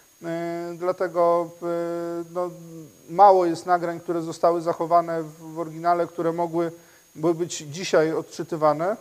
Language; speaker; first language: Polish; native; Polish